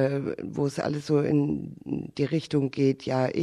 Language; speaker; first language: German; native; German